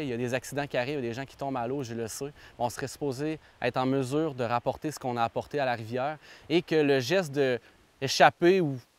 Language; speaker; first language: French; native; French